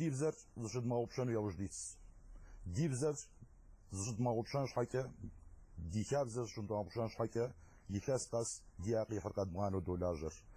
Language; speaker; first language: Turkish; non-native, local second language; Adyghe